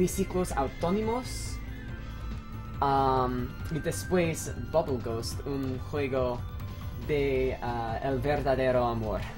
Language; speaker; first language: Spanish; non-native, learner; English